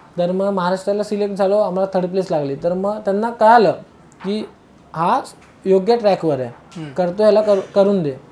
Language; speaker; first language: Marathi; native; Marathi